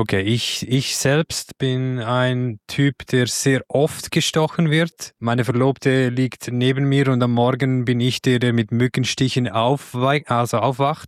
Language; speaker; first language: German; native; German